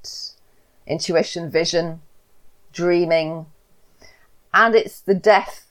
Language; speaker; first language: English; native; English